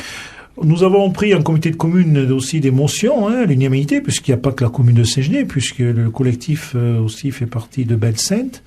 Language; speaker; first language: French; native; French